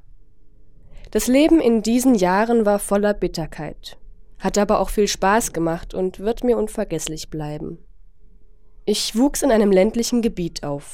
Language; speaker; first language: German; non-native, fluent; Chinese